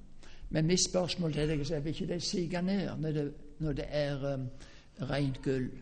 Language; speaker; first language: Norwegian; native; Norwegian